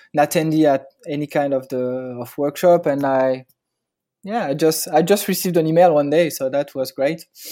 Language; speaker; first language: English; non-native, fluent; French